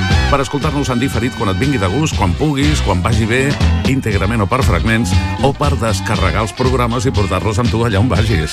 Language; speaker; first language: Catalan; native; Catalan